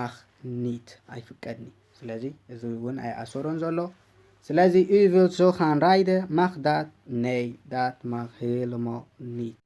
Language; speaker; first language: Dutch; non-native, learner; Tigrinya